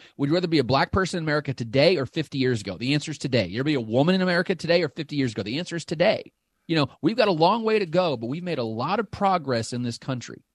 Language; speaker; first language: English; native; English